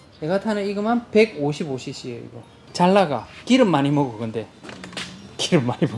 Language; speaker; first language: Korean; native; Korean